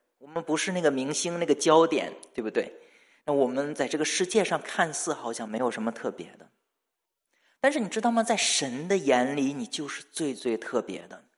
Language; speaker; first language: Chinese; native; Chinese